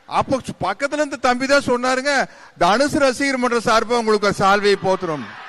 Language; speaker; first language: Tamil; native; Tamil